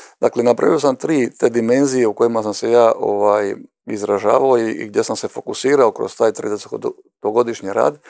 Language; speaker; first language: Croatian; native; Croatian